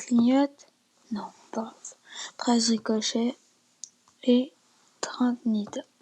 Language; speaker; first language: French; native; French